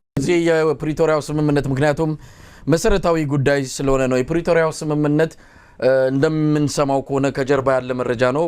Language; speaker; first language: Amharic; native; Amharic